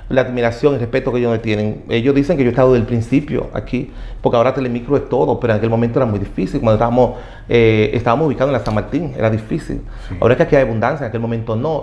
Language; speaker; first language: Spanish; native; Spanish